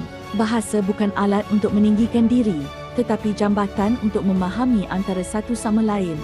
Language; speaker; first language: Malay; native; Malay